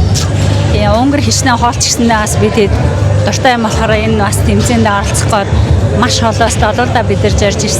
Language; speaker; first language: Mongolian; native; Mongolian